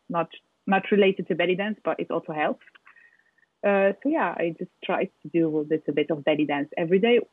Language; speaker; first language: English; non-native, fluent; Arabic